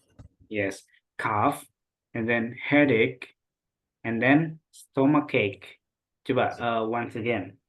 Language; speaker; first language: English; non-native, local second language; Indonesian